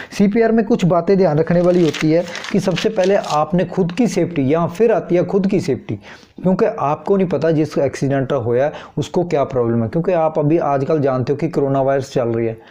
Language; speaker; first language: Hindi; non-native, local second language; Punjabi